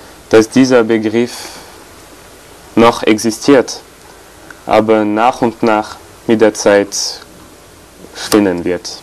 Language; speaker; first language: German; non-native, fluent; French